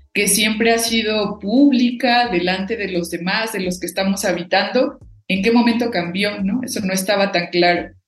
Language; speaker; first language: Spanish; non-native, local second language; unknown